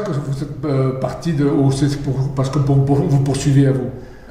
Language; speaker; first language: French; non-native, fluent; Spanish